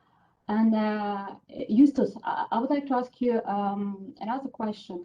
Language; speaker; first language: English; non-native, fluent; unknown